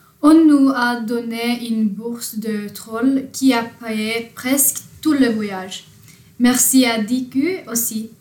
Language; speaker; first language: French; non-native, learner; Norwegian